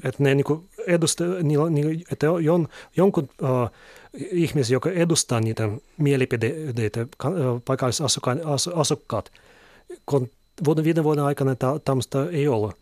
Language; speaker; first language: Finnish; non-native, fluent; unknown